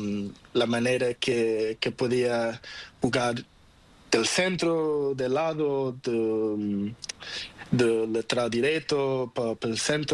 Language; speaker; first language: Spanish; non-native, learner; Portuguese